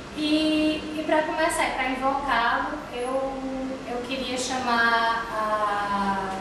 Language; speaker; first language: Portuguese; native; Portuguese